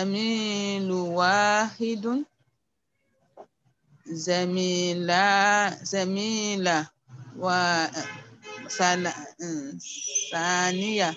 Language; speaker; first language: Arabic; non-native, learner; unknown